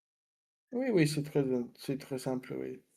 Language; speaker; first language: French; non-native, learner; Russian